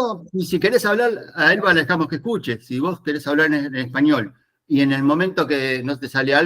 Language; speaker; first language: Spanish; native; Spanish